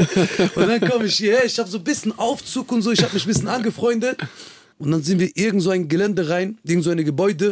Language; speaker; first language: German; early bilingual, other home language; Kurdish